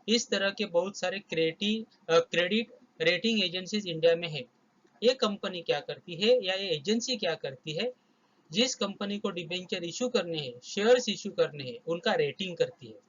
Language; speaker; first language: Hindi; non-native, local second language; Marathi